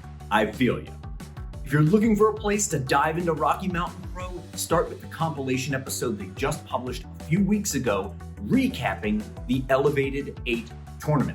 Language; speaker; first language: English; native; English